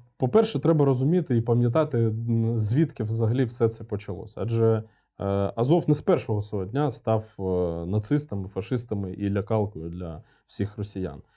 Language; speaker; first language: Ukrainian; non-native, local second language; Russian